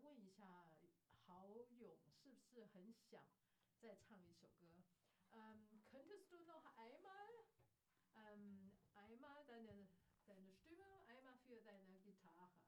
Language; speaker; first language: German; non-native, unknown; Chinese